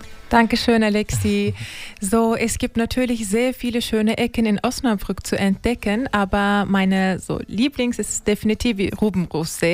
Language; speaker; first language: German; non-native, learner; Turkish